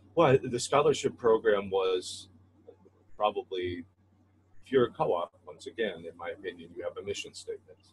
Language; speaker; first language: English; native; English